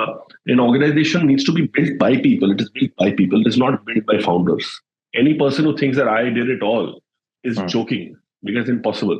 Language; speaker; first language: English; non-native, local second language; Hindi